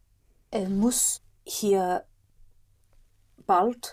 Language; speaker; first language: German; non-native, learner; English